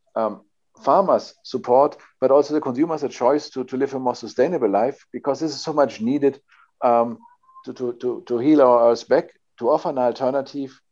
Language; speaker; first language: English; non-native, fluent; German